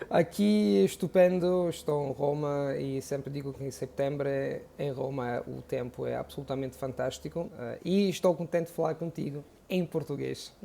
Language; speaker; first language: Portuguese; non-native, fluent; Italian